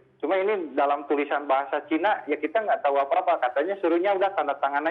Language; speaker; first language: Indonesian; native; Indonesian